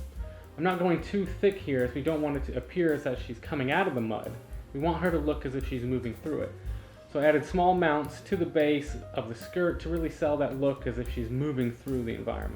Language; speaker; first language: English; native; English